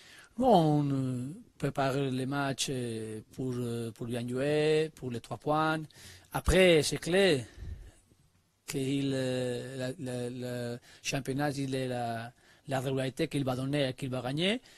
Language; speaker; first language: French; non-native, learner; Spanish